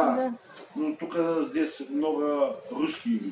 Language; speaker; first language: Russian; non-native, learner; Bulgarian